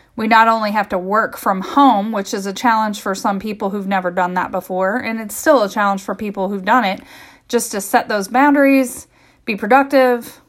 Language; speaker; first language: English; native; English